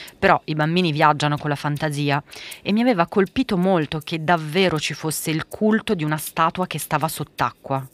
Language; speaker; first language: Italian; early bilingual, other home language; Portuguese